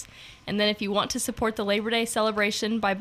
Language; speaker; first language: English; native; English